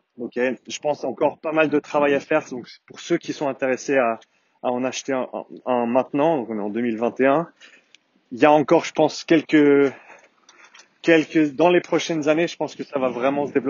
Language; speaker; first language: French; native; French